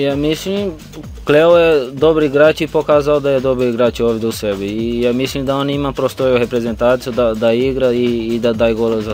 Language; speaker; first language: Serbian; non-native, learner; Portuguese